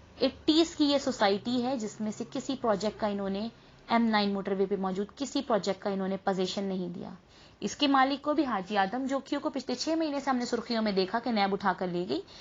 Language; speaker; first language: Urdu; native; Urdu